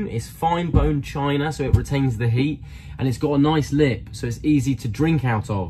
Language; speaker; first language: English; native; English